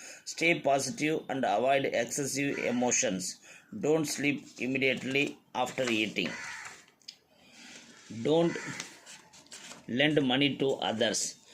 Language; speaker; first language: English; non-native, local second language; Tamil